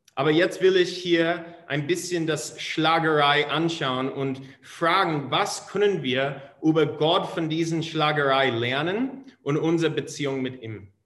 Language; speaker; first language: German; non-native, fluent; English